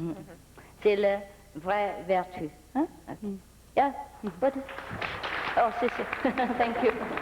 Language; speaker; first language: French; non-native, fluent; Vietnamese